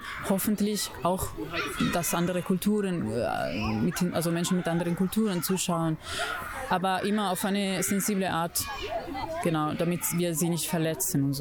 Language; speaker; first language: German; non-native, fluent; Italian